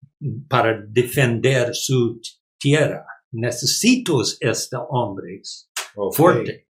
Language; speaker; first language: Spanish; non-native, learner; English